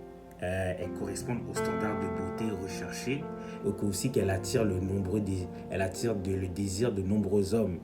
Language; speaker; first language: French; native; French